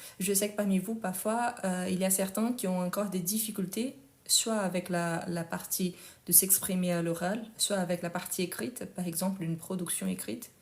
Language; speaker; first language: French; non-native, fluent; Portuguese